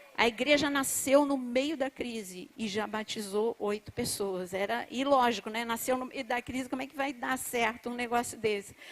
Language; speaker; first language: Portuguese; native; Portuguese